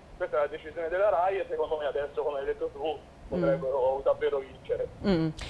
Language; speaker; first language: Italian; native; Italian